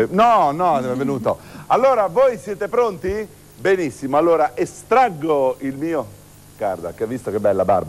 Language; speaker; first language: Italian; native; Italian